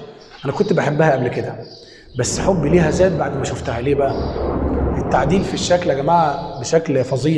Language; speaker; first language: Arabic; native; Arabic